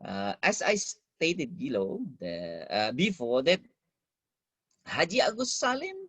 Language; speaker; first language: English; non-native, fluent; Indonesian